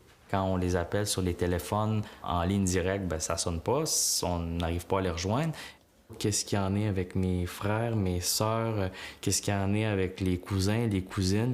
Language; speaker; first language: French; native; French